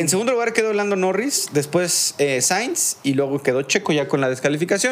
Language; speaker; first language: Spanish; native; Spanish